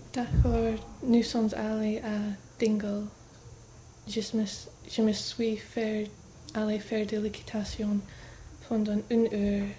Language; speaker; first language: French; non-native, learner; English